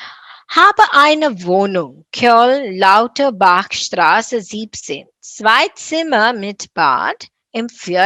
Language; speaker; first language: German; non-native, fluent; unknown